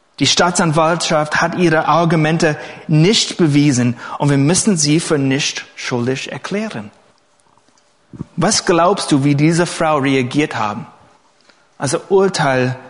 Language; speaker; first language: German; non-native, fluent; English